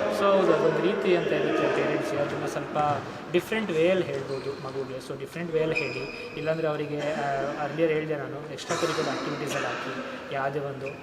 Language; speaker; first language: Kannada; non-native, local second language; Hindi